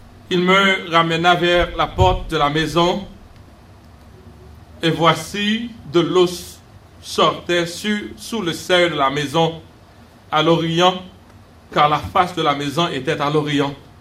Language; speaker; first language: French; native; French